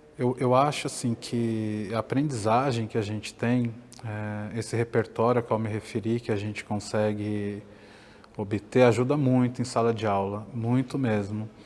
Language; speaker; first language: Portuguese; native; Portuguese